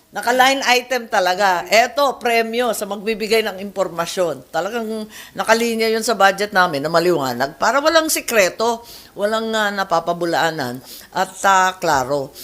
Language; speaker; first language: Filipino; native; Filipino